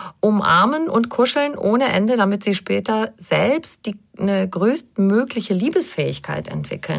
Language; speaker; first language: German; native; German